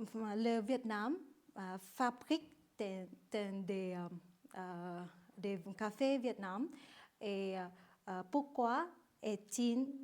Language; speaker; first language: French; non-native, learner; Vietnamese